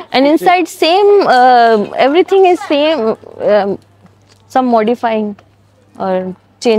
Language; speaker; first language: English; non-native, learner; Hindi